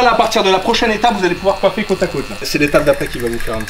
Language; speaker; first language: French; native; French